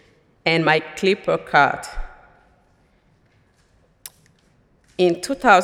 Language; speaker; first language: English; non-native, local second language; French